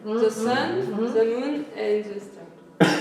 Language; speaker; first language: English; non-native, learner; French